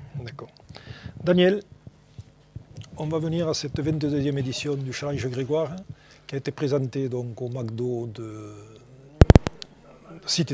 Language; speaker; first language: French; native; French